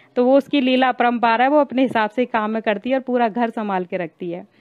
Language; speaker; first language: Hindi; native; Hindi